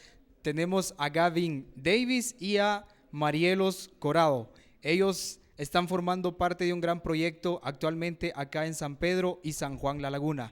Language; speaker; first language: Spanish; native; Spanish